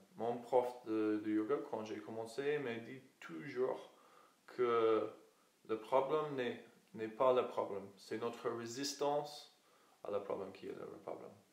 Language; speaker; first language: French; non-native, fluent; English